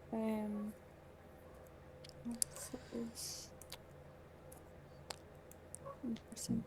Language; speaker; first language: English; non-native, learner; Spanish